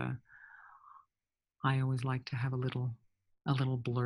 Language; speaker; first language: English; early bilingual, other home language; French